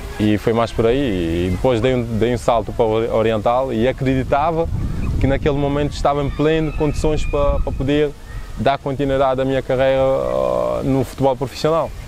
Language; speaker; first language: Portuguese; non-native, local second language; Kabuverdianu